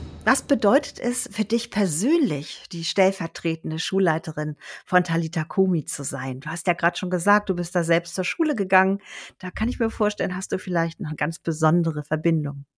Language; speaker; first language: German; native; German